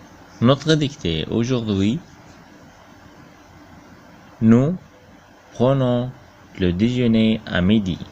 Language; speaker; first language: French; non-native, fluent; Arabic